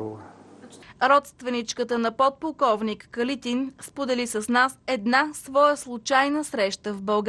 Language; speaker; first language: Bulgarian; native; Bulgarian